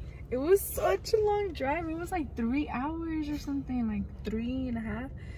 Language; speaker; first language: English; early bilingual, other home language; Spanish